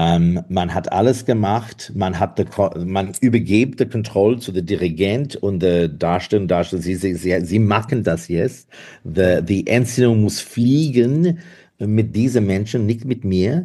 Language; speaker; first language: German; non-native, fluent; English